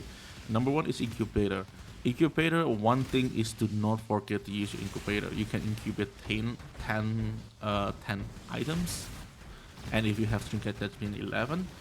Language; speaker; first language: English; non-native, fluent; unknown